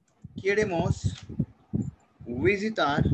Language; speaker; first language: Spanish; non-native, learner; Hindi